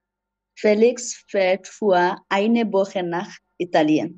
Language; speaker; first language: German; non-native, learner; Bangla